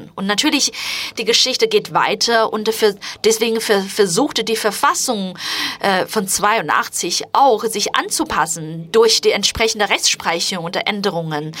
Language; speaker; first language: German; non-native, fluent; Chinese